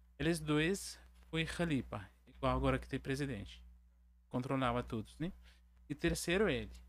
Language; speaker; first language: Portuguese; non-native, learner; Arabic